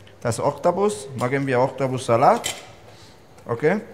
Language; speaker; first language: German; non-native, learner; Italian